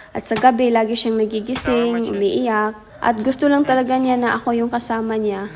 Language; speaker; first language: Filipino; native; Filipino